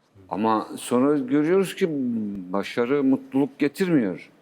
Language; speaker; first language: Turkish; native; Turkish